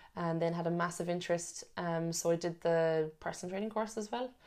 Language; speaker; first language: English; native; English